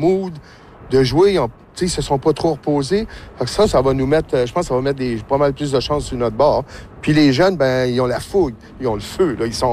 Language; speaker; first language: French; native; French